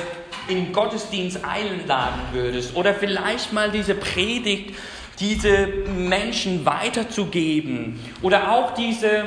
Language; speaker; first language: German; non-native, fluent; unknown